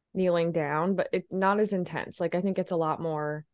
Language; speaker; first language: English; native; English